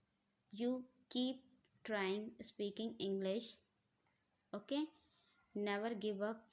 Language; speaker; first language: English; non-native, learner; Hindi